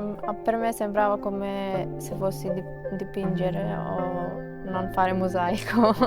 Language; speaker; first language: Italian; non-native, fluent; Macedonian